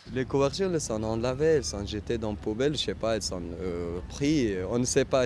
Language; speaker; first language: French; non-native, learner; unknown